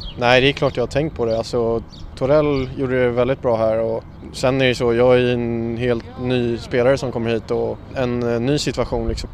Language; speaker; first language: Swedish; native; Swedish